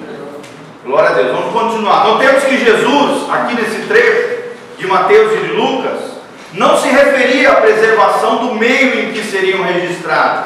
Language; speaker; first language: Portuguese; native; Portuguese